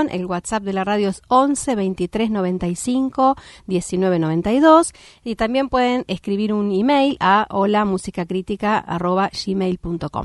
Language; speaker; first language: Spanish; native; Spanish